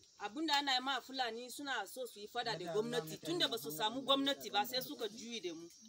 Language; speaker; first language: Hausa; non-native, local second language; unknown